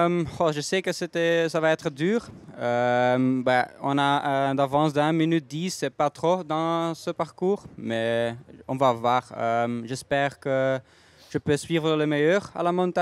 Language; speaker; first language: French; non-native, local second language; Dutch